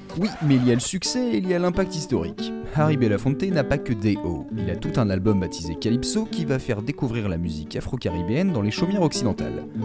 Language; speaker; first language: French; native; French